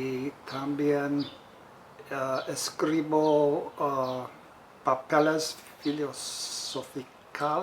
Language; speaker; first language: Spanish; non-native, fluent; English